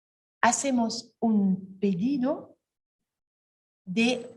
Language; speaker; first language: Spanish; non-native, learner; French